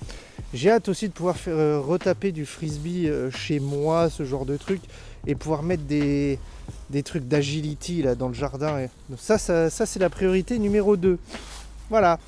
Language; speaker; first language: French; native; French